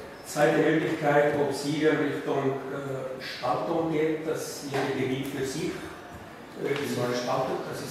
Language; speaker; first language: German; non-native, fluent; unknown